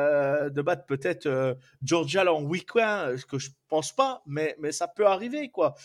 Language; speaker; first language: French; native; French